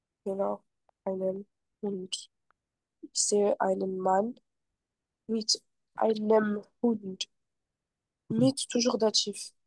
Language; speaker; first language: German; non-native, fluent; French